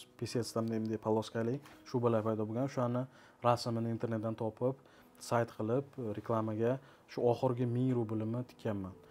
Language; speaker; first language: Uzbek; early bilingual, heritage; Uzbek